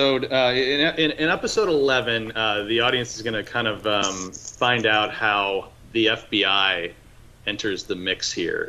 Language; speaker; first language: English; native; English